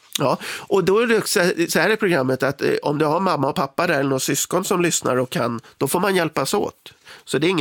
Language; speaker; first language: Swedish; native; Swedish